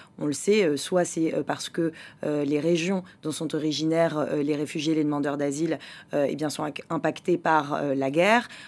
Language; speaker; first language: French; native; French